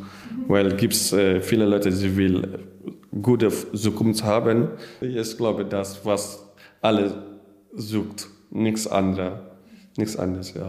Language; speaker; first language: German; non-native, learner; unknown